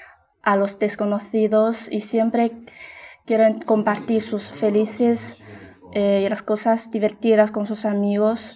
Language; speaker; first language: Spanish; non-native, fluent; Chinese